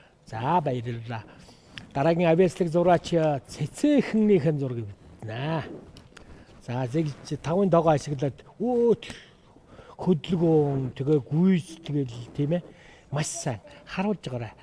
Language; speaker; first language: Mongolian; native; Mongolian